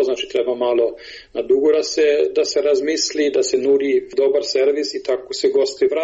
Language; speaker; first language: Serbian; non-native, learner; German